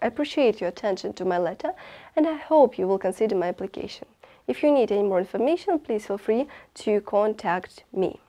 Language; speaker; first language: English; non-native, fluent; Russian